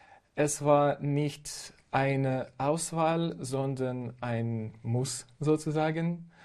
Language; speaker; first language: German; non-native, fluent; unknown